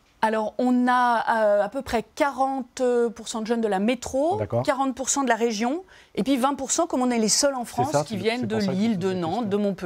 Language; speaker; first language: French; native; French